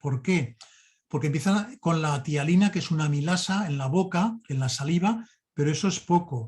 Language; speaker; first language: Spanish; native; Spanish